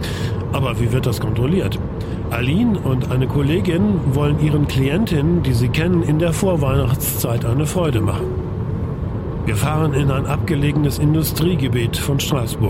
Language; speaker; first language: German; native; German